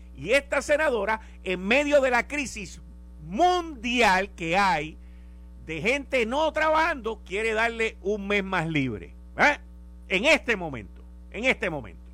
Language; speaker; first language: Spanish; native; Spanish